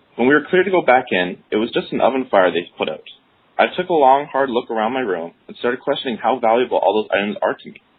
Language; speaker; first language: English; native; English